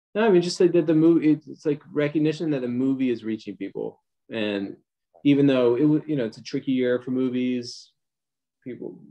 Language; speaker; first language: English; native; English